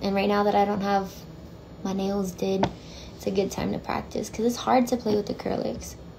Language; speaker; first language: English; early bilingual, other home language; Spanish